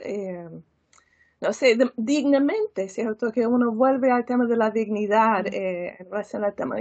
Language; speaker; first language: Spanish; non-native, fluent; English